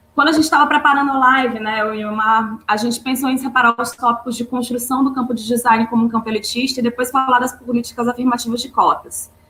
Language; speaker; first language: Portuguese; native; Portuguese